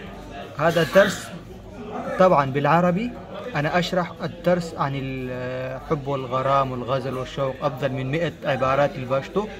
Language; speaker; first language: Arabic; non-native, fluent; Pashto